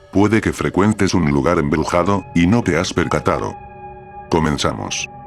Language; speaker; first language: Spanish; native; Spanish